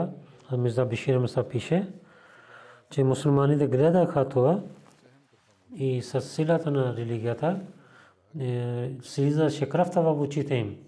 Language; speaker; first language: Bulgarian; non-native, learner; Urdu